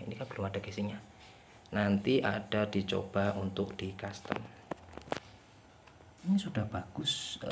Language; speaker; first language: Indonesian; native; Indonesian